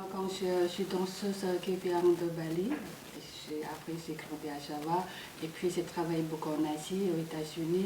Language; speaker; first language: French; non-native, fluent; Indonesian